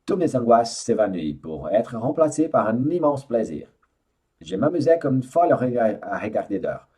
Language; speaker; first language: French; non-native, fluent; Portuguese